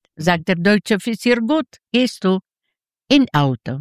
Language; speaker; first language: German; non-native, learner; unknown